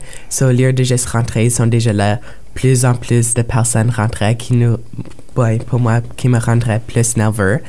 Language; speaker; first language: French; non-native, local second language; English